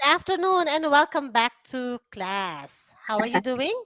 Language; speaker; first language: English; non-native, fluent; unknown